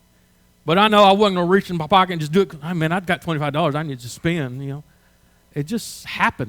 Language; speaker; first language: English; native; English